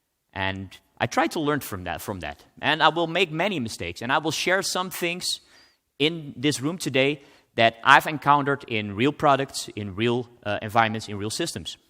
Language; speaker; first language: English; non-native, fluent; Dutch